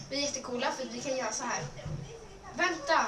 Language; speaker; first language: Swedish; early bilingual, other home language; Spanish